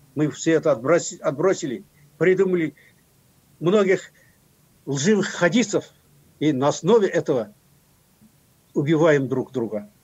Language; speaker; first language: Russian; non-native, local second language; Kazakh